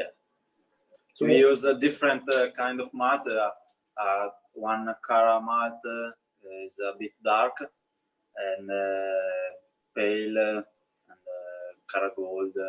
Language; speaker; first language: English; non-native, learner; Italian